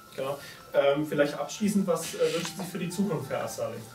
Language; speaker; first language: German; native; German